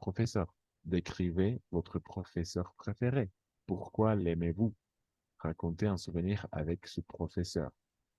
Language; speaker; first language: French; non-native, fluent; Spanish